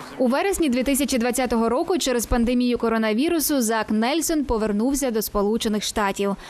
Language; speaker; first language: Ukrainian; native; Ukrainian